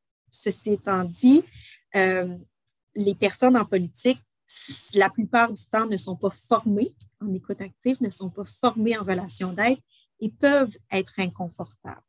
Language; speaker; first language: French; native; French